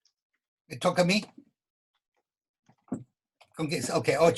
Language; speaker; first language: Portuguese; non-native, fluent; English